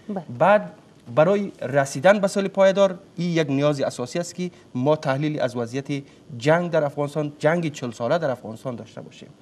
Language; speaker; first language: Persian; native; Persian